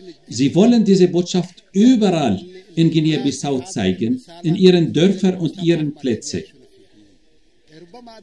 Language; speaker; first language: German; non-native, fluent; Arabic